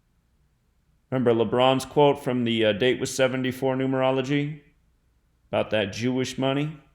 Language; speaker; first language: English; native; English